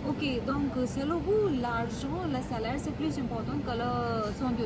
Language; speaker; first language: French; non-native, learner; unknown